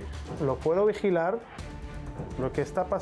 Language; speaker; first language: Spanish; non-native, learner; Hebrew